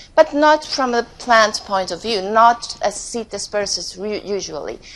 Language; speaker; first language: English; non-native, fluent; Spanish